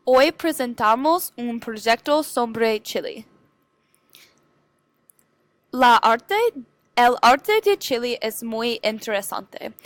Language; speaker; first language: Spanish; non-native, learner; English